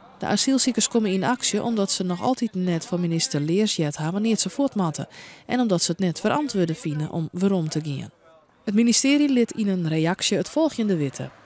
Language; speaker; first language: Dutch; non-native, local second language; Western Frisian